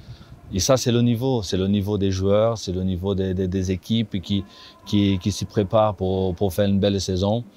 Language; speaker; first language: French; non-native, fluent; Portuguese